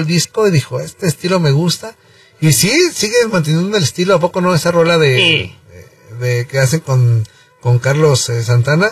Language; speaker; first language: Spanish; native; Spanish